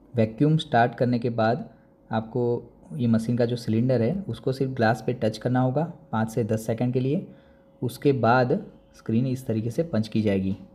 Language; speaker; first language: Hindi; non-native, local second language; Gujarati